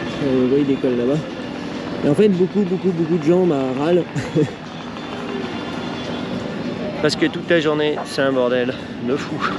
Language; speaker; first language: French; native; French